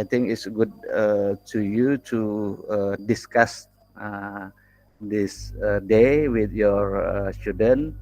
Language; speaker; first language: English; non-native, local second language; Indonesian